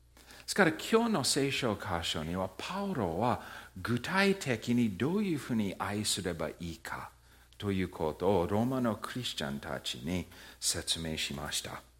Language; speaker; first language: Japanese; non-native, fluent; English